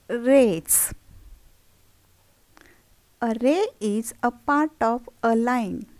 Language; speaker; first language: English; non-native, local second language; Marathi